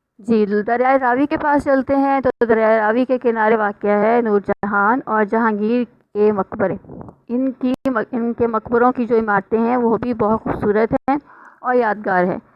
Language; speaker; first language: Urdu; native; Urdu